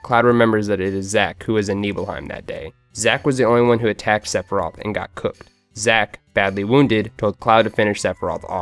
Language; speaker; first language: English; native; English